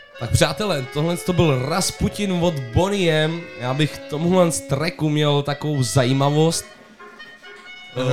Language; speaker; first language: Czech; native; Czech